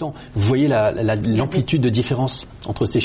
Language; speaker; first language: French; native; French